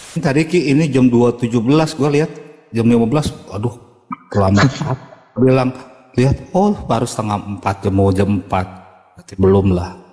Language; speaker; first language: Indonesian; native; Indonesian